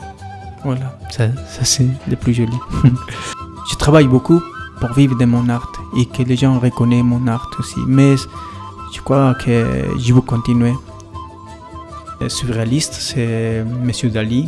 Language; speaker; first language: French; non-native, learner; Spanish